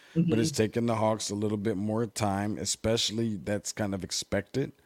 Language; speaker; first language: English; native; English